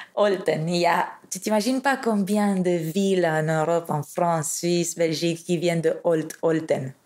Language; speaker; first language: French; non-native, fluent; Romanian